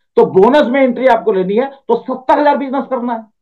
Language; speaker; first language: Hindi; native; Hindi